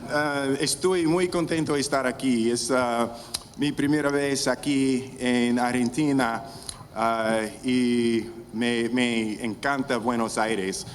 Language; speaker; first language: Portuguese; non-native, learner; English